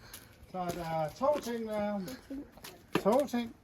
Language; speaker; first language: Danish; native; Danish